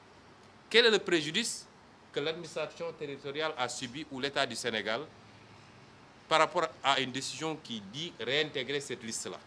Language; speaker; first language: French; non-native, local second language; Wolof